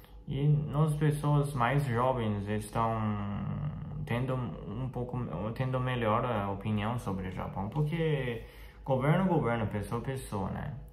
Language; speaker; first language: Portuguese; non-native, fluent; Chinese